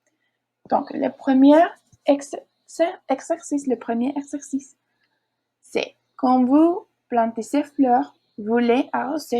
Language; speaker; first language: French; non-native, learner; Spanish